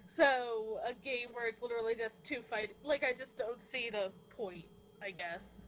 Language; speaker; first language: English; native; English